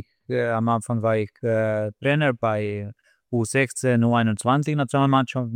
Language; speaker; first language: German; non-native, fluent; Slovenian